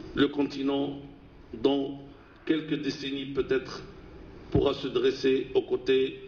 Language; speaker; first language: French; non-native, local second language; Arabic